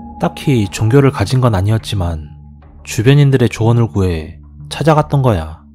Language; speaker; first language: Korean; native; Korean